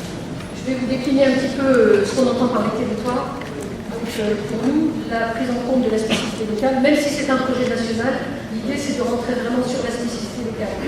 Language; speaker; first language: French; native; French